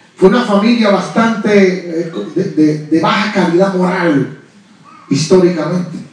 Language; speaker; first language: Spanish; native; Spanish